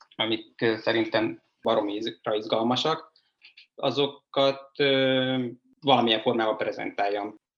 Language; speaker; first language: Hungarian; native; Hungarian